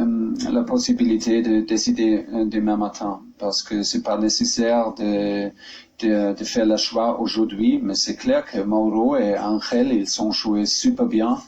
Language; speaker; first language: French; non-native, learner; German